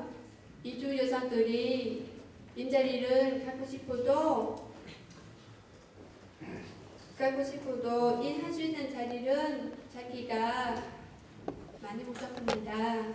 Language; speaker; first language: Korean; non-native, learner; Vietnamese